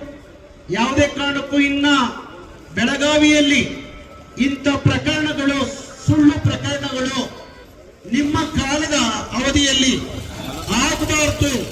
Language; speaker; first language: Kannada; native; Kannada